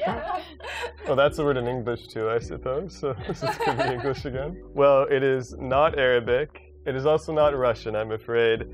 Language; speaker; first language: English; native; English